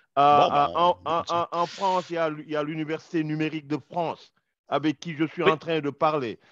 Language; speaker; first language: French; non-native, local second language; Wolof